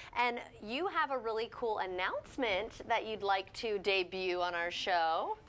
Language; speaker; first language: English; native; English